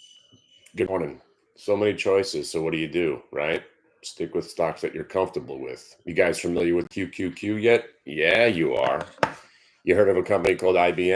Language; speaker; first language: English; native; English